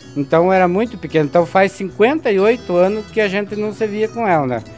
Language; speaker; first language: Portuguese; native; Portuguese